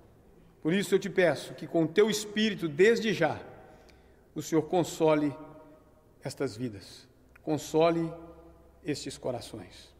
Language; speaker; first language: Portuguese; native; Portuguese